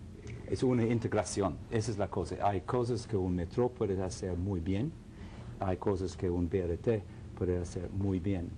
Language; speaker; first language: Spanish; non-native, fluent; English